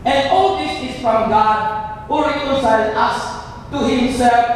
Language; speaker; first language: English; non-native, local second language; Filipino